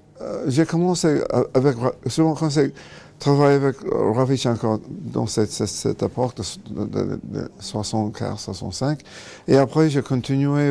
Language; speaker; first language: French; non-native, learner; English